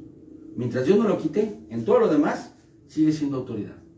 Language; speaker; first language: Spanish; native; Spanish